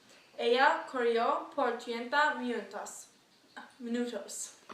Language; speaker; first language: Spanish; non-native, learner; English